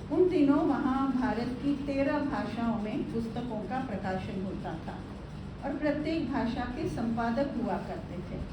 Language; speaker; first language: Hindi; non-native, local second language; Gujarati